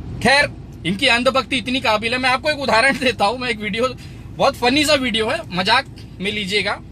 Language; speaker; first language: Hindi; native; Hindi